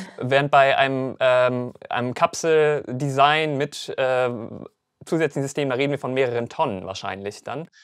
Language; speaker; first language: German; native; German